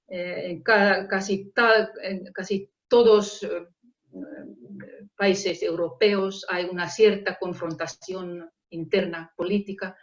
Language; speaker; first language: Spanish; non-native, fluent; Finnish